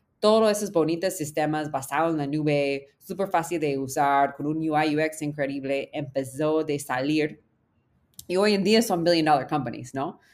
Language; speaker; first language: Spanish; non-native, fluent; English